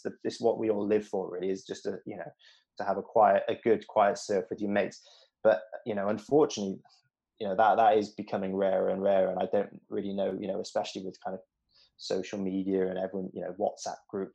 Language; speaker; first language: English; native; English